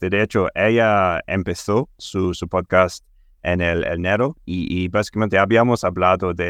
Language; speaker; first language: Spanish; non-native, fluent; English